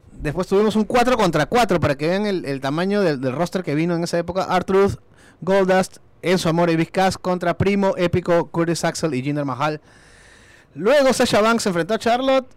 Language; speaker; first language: Spanish; native; Spanish